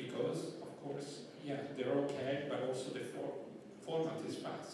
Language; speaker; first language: English; non-native, fluent; Italian